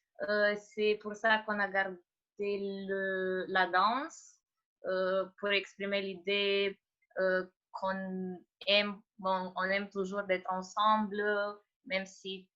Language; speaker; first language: French; non-native, fluent; Romanian